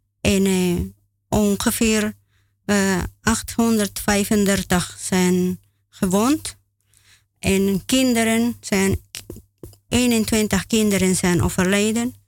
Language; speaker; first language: Dutch; non-native, learner; Spanish